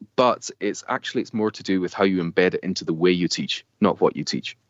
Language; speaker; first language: English; native; English